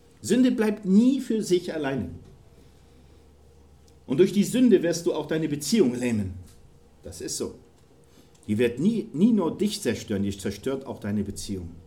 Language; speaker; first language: German; native; German